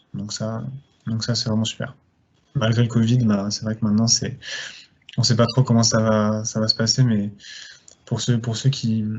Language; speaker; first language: French; native; French